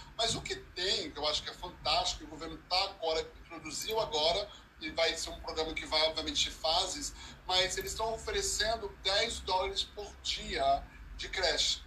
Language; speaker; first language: Portuguese; early bilingual, heritage; Portuguese